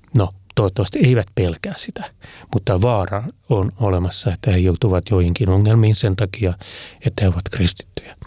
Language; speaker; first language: Finnish; native; Finnish